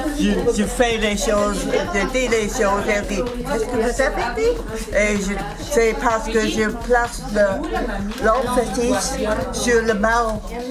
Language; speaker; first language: French; non-native, learner; English